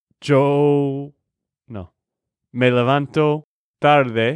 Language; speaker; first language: Spanish; non-native, learner; English